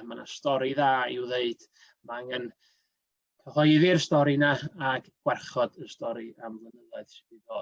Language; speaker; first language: Welsh; native; Welsh